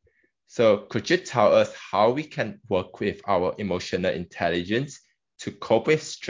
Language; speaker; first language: English; non-native, local second language; Chinese